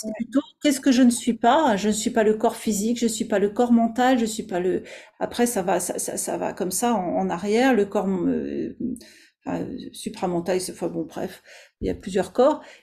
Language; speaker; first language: French; native; French